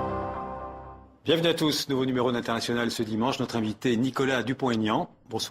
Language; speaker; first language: French; native; French